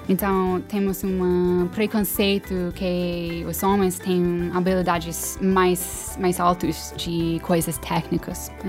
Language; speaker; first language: Portuguese; non-native, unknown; English